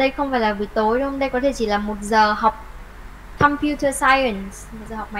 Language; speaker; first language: Vietnamese; native; Vietnamese